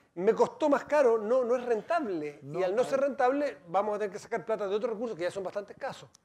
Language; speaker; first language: Spanish; native; Spanish